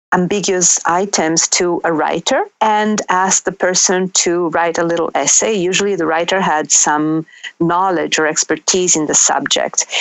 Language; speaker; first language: English; non-native, fluent; Italian